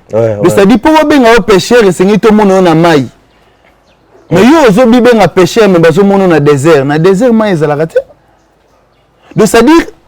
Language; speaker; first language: Lingala; non-native, local second language; Kongo